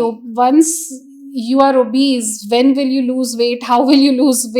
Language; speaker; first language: English; non-native, local second language; Hindi